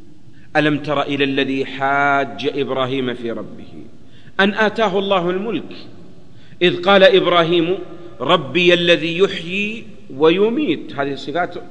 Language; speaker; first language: Arabic; native; Arabic